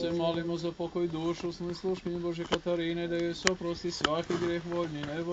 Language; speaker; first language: Serbian; native; Serbian